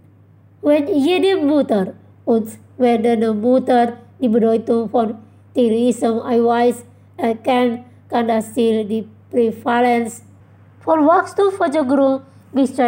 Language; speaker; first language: German; non-native, fluent; Indonesian